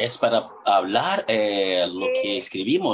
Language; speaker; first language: Spanish; non-native, fluent; Portuguese